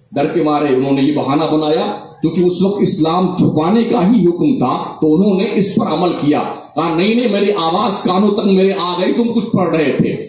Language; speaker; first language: Urdu; native; Urdu